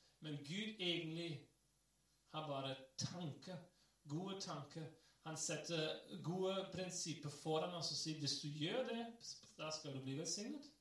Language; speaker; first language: Norwegian; non-native, fluent; English